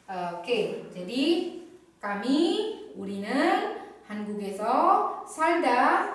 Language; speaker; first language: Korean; non-native, fluent; Indonesian